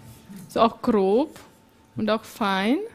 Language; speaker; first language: German; non-native, fluent; Hungarian